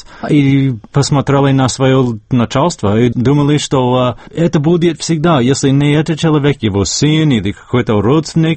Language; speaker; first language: Russian; non-native, fluent; English